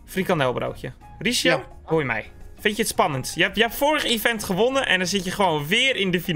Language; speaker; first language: Dutch; native; Dutch